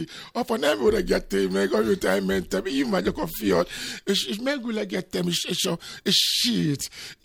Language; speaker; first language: Hungarian; non-native, fluent; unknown